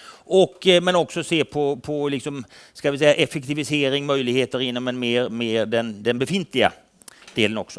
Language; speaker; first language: Swedish; native; Swedish